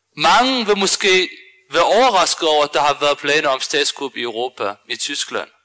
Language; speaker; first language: Danish; early bilingual, other home language; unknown